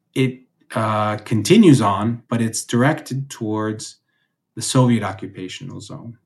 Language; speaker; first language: English; native; English